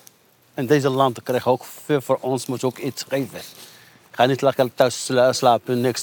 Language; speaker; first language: Dutch; non-native, learner; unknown